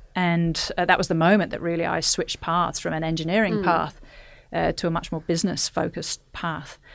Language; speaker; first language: English; native; English